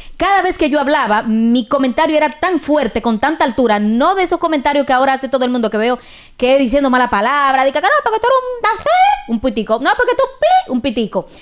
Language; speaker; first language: Spanish; native; Spanish